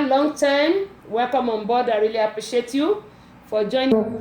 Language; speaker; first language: English; non-native, local second language; Yoruba